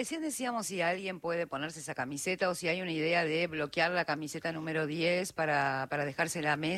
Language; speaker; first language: Spanish; native; Spanish